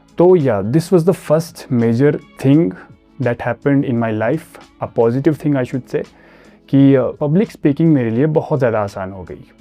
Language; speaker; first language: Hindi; non-native, local second language; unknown